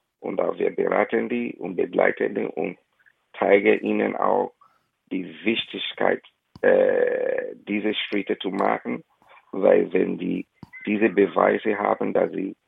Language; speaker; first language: German; non-native, fluent; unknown